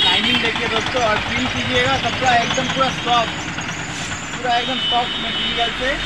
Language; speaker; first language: Hindi; non-native, local second language; Bangla